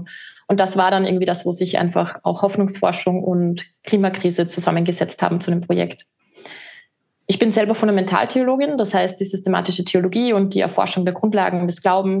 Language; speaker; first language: German; native; German